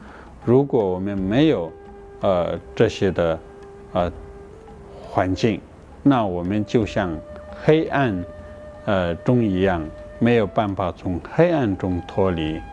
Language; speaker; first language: Chinese; non-native, fluent; Tibetan